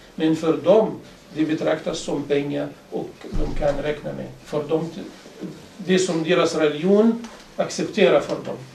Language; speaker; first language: Swedish; non-native, fluent; Arabic